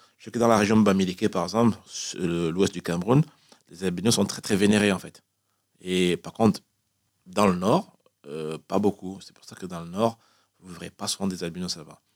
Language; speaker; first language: French; early bilingual, other home language; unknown